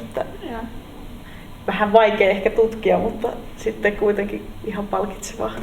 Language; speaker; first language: Finnish; native; Finnish